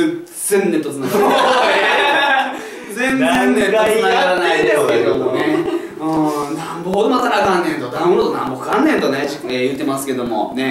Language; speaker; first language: Japanese; native; Japanese